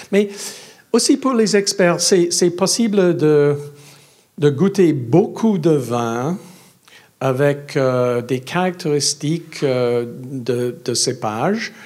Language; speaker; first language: French; non-native, learner; English